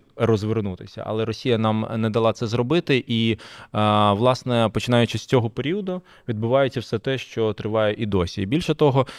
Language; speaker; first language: Ukrainian; non-native, local second language; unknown